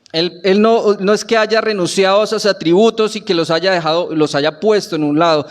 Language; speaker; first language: Spanish; native; Spanish